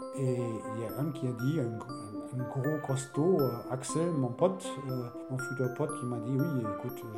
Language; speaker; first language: French; non-native, fluent; German